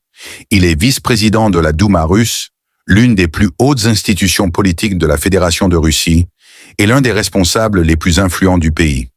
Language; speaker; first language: French; native; French